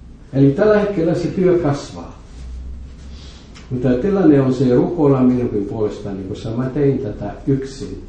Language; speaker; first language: Finnish; non-native, fluent; French